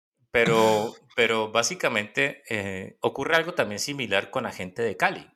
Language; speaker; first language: Spanish; native; Spanish